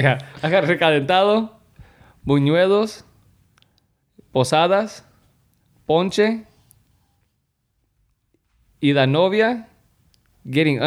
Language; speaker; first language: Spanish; early bilingual, heritage; Spanish